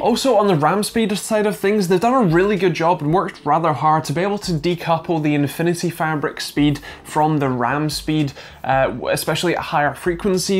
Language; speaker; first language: English; native; English